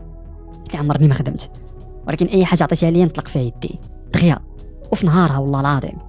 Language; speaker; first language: Arabic; native; Arabic